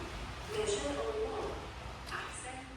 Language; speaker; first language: Arabic; non-native, learner; Indonesian